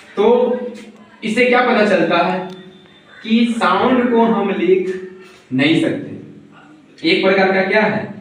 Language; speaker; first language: Hindi; native; Hindi